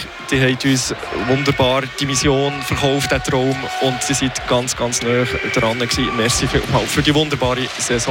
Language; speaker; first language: German; native; German